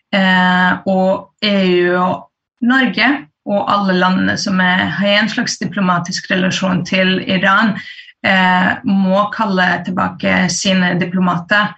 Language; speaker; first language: Norwegian; early bilingual, other home language; Persian